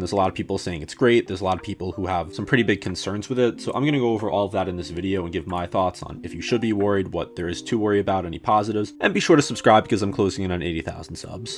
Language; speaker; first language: English; native; English